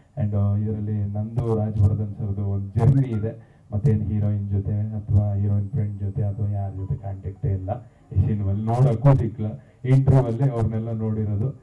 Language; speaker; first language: Kannada; native; Kannada